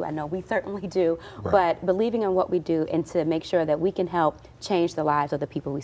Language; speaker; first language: English; native; English